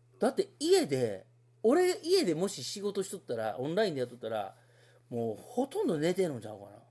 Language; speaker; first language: Japanese; native; Japanese